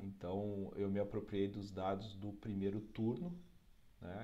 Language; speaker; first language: Portuguese; native; Portuguese